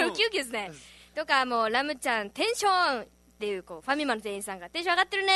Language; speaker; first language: Japanese; native; Japanese